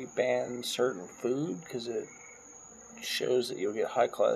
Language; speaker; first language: English; native; English